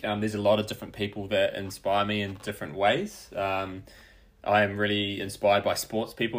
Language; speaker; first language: English; native; English